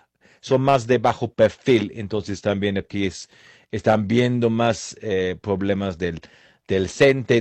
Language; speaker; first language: Spanish; non-native, fluent; English